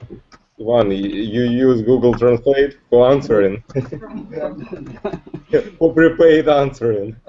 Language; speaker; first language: English; non-native, learner; Russian